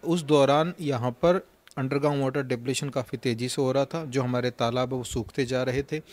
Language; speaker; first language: Hindi; native; Hindi